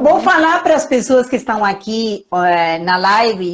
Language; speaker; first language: Portuguese; non-native, fluent; Spanish